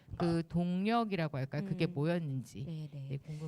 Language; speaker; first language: Korean; native; Korean